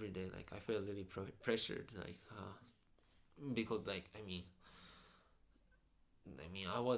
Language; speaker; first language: English; non-native, fluent; Japanese